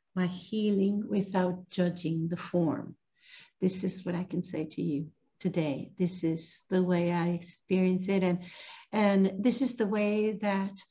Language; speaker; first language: English; non-native, fluent; Spanish